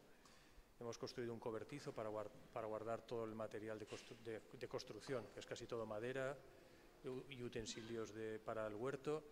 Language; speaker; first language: Spanish; native; Spanish